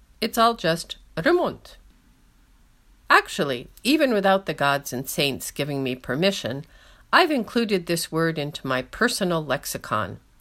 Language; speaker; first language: English; native; English